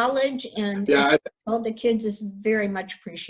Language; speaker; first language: English; native; English